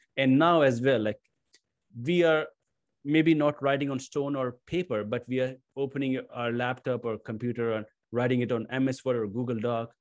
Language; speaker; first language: English; non-native, local second language; Hindi